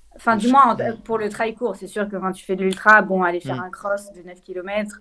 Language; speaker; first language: French; native; French